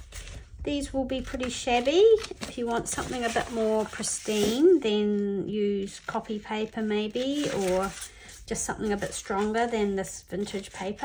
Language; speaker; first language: English; native; English